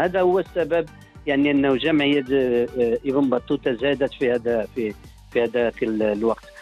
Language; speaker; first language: Arabic; early bilingual, heritage; Arabic